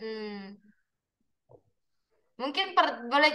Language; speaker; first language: Indonesian; native; Indonesian